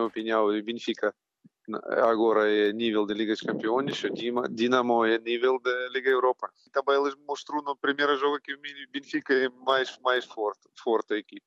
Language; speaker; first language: Portuguese; non-native, learner; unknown